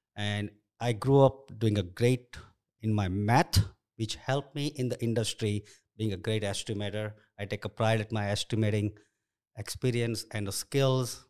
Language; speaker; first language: English; non-native, local second language; Gujarati